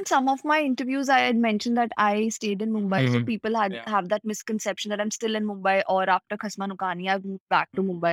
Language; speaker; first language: English; non-native, local second language; Punjabi